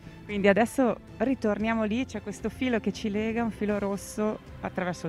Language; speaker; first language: Italian; native; Italian